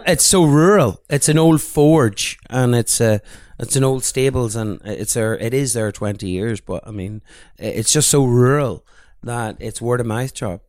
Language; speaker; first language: English; native; English